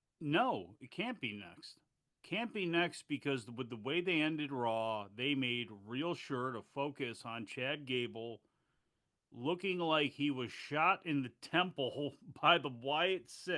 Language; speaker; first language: English; native; English